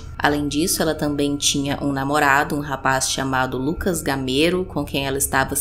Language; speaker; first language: Portuguese; native; Portuguese